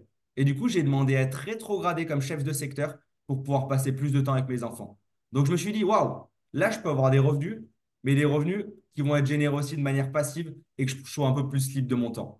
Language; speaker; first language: French; native; French